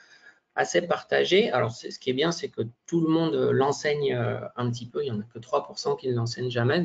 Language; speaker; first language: French; native; French